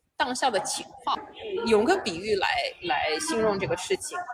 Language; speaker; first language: Chinese; non-native, fluent; Romanian